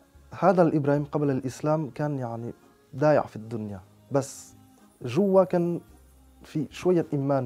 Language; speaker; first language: Arabic; non-native, fluent; French